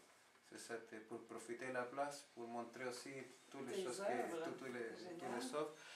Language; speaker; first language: French; non-native, fluent; Spanish